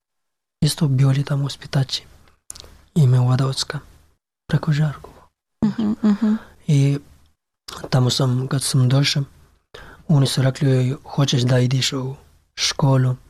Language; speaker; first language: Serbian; non-native, learner; Pashto